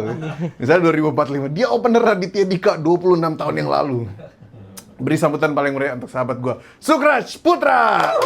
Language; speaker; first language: Indonesian; native; Indonesian